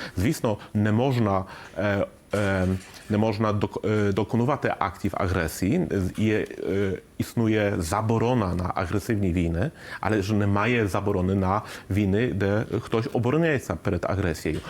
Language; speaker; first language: Polish; non-native, learner; Ukrainian